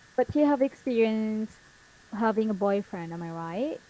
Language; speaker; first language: English; non-native, fluent; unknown